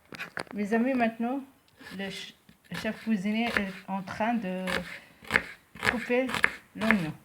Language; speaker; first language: French; non-native, local second language; Arabic